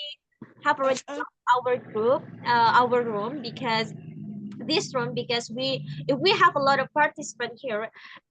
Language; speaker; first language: English; non-native, learner; Indonesian